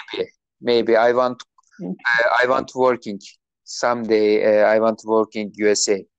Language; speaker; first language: English; non-native, learner; Turkish